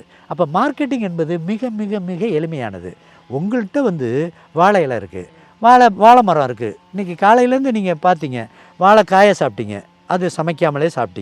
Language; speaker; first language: Tamil; native; Tamil